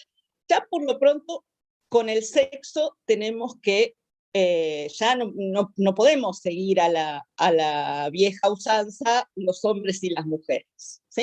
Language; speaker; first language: Spanish; native; Spanish